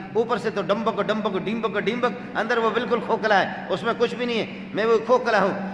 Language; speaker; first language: Urdu; non-native, local second language; Baluchi